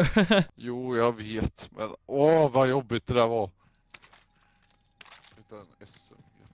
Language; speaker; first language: Swedish; native; Swedish